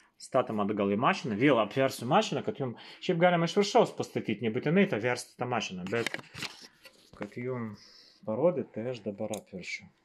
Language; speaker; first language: Lithuanian; non-native, local second language; Russian